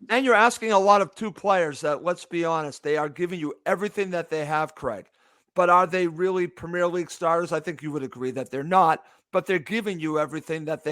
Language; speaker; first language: English; native; English